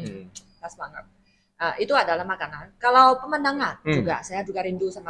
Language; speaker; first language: Indonesian; non-native, fluent; Chinese